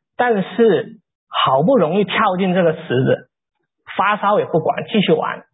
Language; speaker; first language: Chinese; native; Chinese